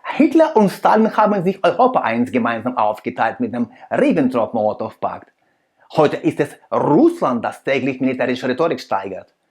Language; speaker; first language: German; non-native, fluent; Russian